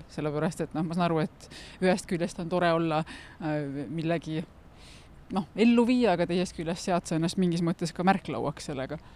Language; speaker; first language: Estonian; native; Estonian